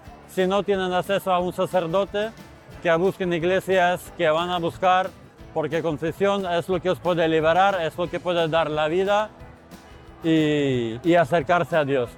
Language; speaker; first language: Spanish; non-native, fluent; Ukrainian